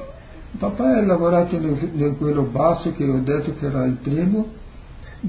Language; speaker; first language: Italian; early bilingual, heritage; Portuguese